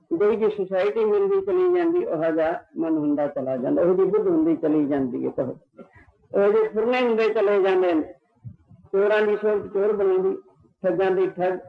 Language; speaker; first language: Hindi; non-native, local second language; Punjabi